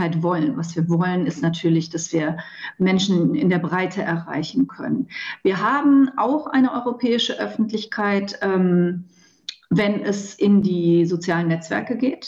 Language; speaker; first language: German; native; German